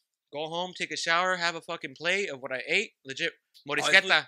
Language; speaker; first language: English; early bilingual, other home language; Spanish